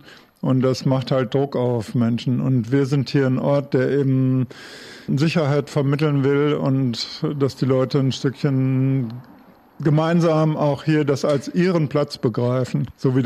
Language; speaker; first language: German; native; German